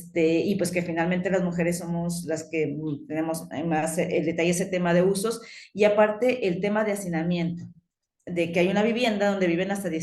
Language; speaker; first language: Spanish; native; Spanish